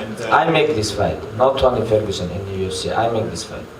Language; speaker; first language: English; non-native, learner; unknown